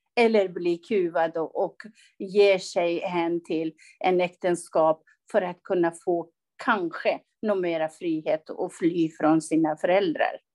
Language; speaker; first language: Swedish; non-native, fluent; Persian